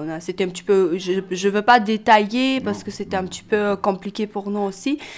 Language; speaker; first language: French; non-native, learner; Russian